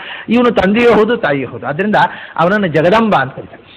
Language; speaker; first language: Kannada; native; Kannada